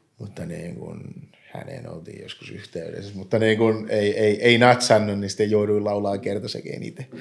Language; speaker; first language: Finnish; early bilingual, other home language; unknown